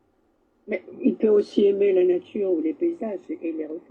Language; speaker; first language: French; native; French